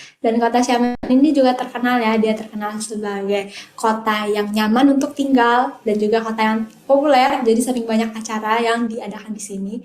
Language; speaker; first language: Indonesian; native; Indonesian